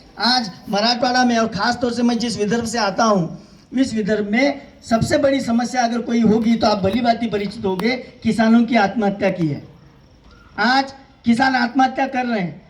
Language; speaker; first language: Hindi; non-native, local second language; Kannada